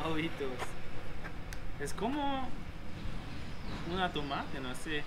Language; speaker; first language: Spanish; non-native, learner; German